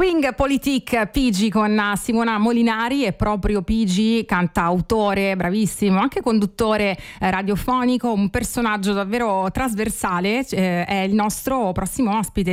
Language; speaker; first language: Italian; native; Italian